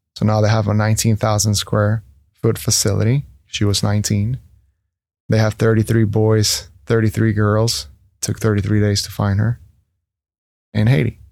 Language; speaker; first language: English; non-native, fluent; Spanish